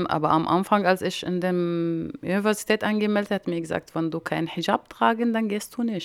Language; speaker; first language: German; non-native, learner; Arabic